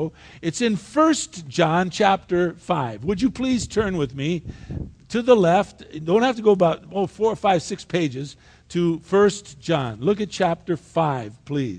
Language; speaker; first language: English; native; English